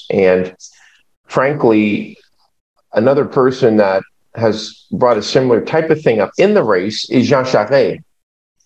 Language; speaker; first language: English; native; English